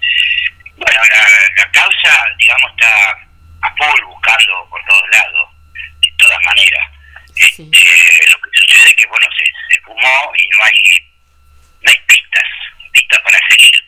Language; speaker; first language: Spanish; native; Spanish